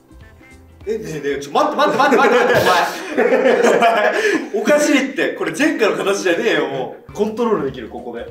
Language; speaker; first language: Japanese; native; Japanese